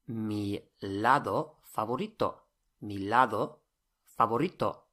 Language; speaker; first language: Spanish; non-native, fluent; English